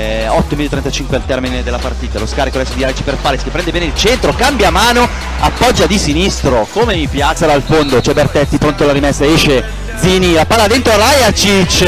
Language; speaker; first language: Italian; native; Italian